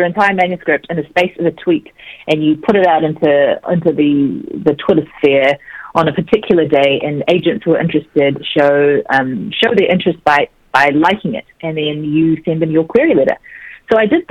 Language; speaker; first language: English; native; English